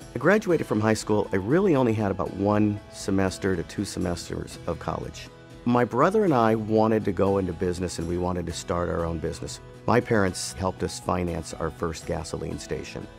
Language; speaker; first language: English; native; English